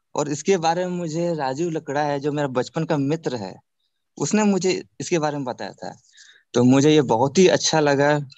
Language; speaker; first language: Hindi; native; Hindi